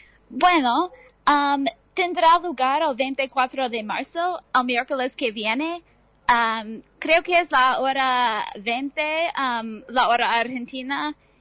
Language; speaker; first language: Spanish; non-native, fluent; English